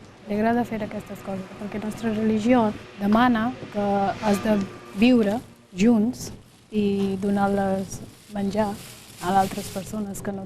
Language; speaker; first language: Catalan; non-native, learner; Punjabi